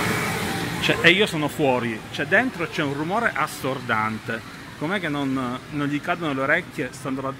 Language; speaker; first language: Italian; native; Italian